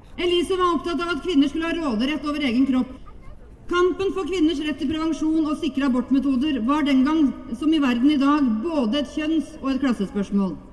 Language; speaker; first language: Norwegian; native; Norwegian